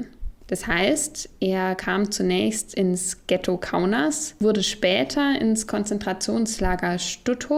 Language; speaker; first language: German; native; German